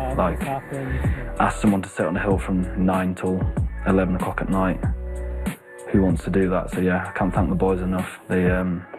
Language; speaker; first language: English; native; English